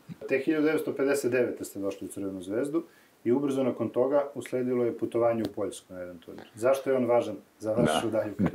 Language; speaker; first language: Serbian; native; Serbian